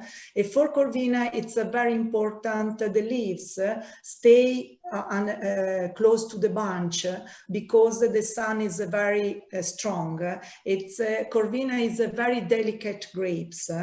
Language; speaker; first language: English; non-native, learner; Italian